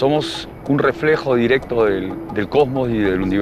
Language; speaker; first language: Spanish; native; Spanish